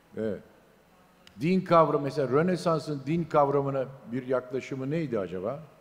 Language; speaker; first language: Turkish; native; Turkish